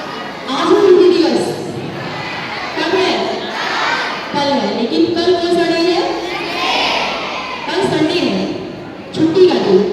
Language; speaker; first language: Hindi; native; Hindi